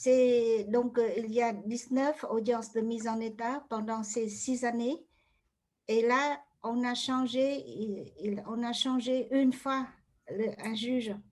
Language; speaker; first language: French; non-native, fluent; Vietnamese